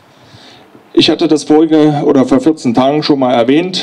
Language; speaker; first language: German; native; German